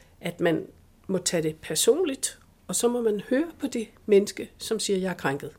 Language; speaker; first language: Danish; native; Danish